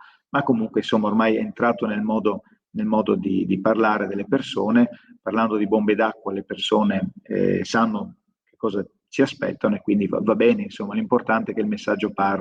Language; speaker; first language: Italian; native; Italian